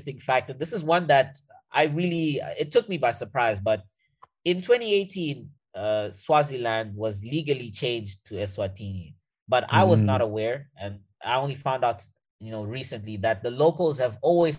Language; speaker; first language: English; non-native, fluent; Portuguese